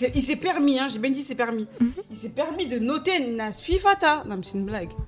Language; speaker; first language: French; native; French